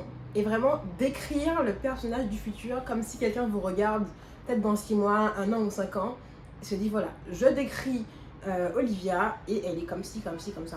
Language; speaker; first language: French; native; French